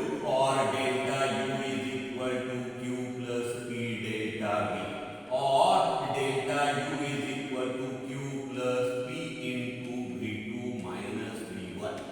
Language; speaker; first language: English; non-native, local second language; Marathi